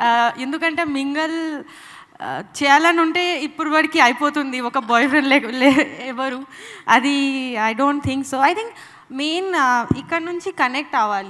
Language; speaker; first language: Telugu; non-native, learner; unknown